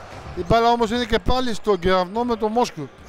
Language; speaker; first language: Greek; native; Greek